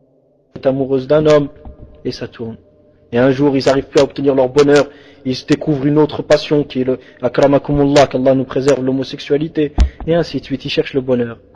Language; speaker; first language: French; native; French